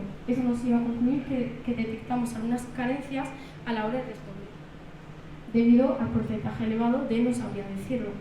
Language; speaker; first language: Spanish; early bilingual, other home language; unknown